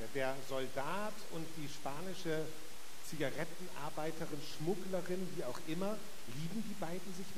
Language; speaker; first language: German; native; German